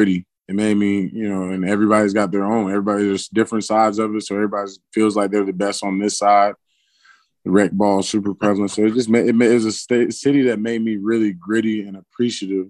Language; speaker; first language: English; native; English